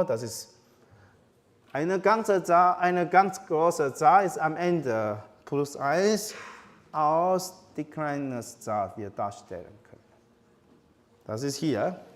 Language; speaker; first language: German; non-native, learner; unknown